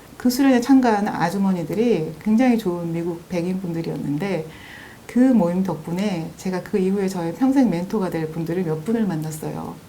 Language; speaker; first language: Korean; native; Korean